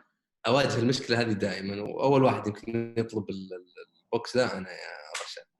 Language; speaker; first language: Arabic; native; Arabic